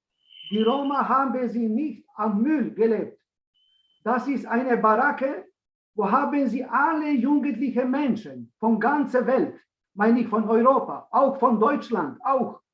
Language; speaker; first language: German; non-native, learner; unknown